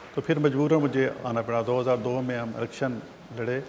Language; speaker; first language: Urdu; native; Urdu